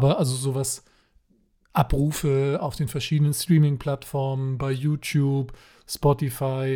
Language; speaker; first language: German; native; German